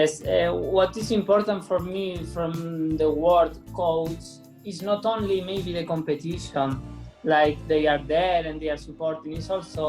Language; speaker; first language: English; non-native, fluent; Spanish